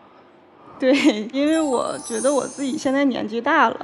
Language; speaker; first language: Chinese; native; Chinese